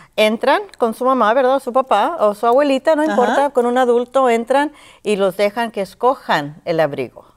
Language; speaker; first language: Spanish; early bilingual, heritage; Spanish